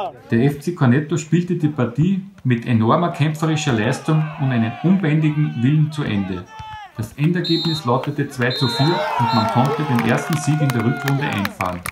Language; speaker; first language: German; native; German